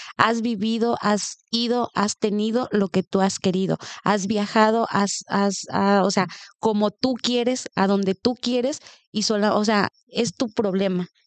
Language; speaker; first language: Spanish; native; Spanish